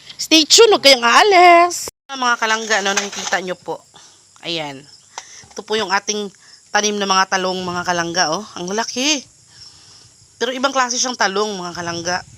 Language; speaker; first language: Filipino; native; Filipino